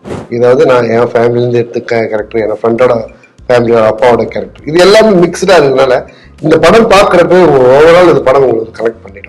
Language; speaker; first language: Tamil; native; Tamil